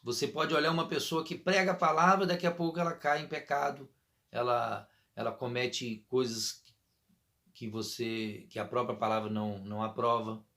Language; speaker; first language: Portuguese; native; Portuguese